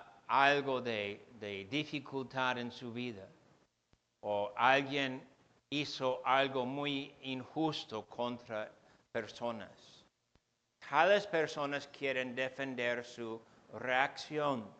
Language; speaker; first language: Spanish; non-native, fluent; English